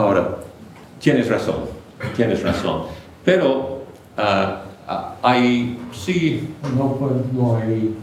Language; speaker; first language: Spanish; non-native, fluent; English